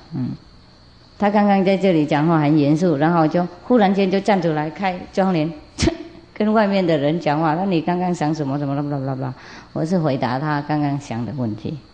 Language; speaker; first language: Chinese; non-native, fluent; Vietnamese